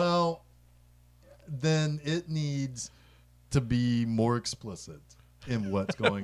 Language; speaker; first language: English; native; English